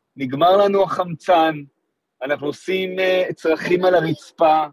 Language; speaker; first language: Hebrew; native; Hebrew